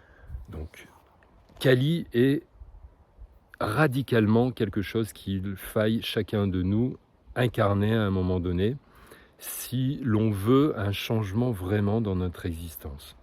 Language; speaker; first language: French; native; French